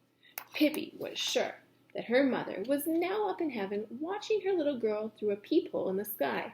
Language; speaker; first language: English; native; English